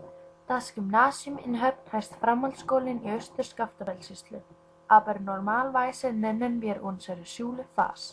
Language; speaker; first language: German; non-native, learner; Icelandic